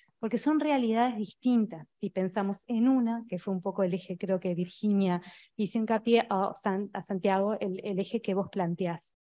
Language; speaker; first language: Spanish; native; Spanish